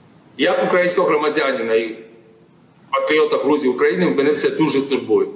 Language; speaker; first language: Ukrainian; non-native, fluent; Georgian